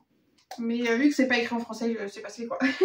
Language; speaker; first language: French; native; French